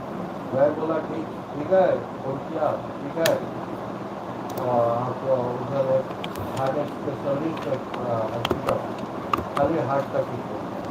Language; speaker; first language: Hindi; non-native, local second language; Santali